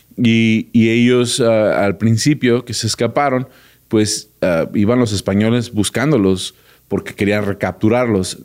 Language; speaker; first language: Spanish; early bilingual, heritage; Spanish